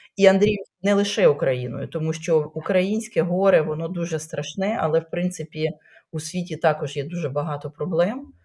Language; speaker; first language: Ukrainian; native; Ukrainian